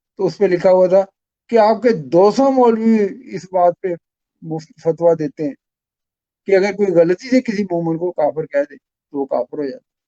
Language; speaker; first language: Urdu; non-native, local second language; Pashto